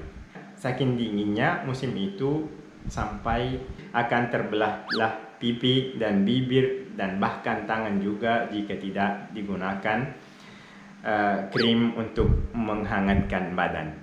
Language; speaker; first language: Indonesian; non-native, fluent; Arabic